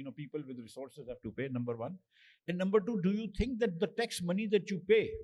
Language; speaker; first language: English; non-native, local second language; Urdu